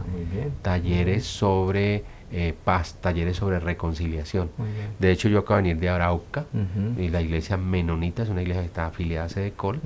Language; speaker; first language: Spanish; native; Spanish